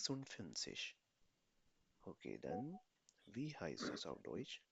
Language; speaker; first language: German; non-native, fluent; Urdu